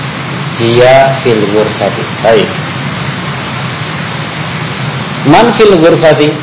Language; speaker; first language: Arabic; non-native, fluent; Indonesian